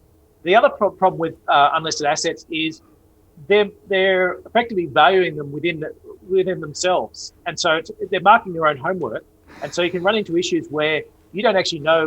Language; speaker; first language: English; native; English